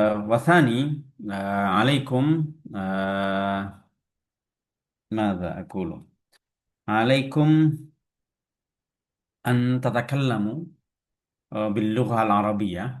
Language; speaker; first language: Arabic; non-native, fluent; Indonesian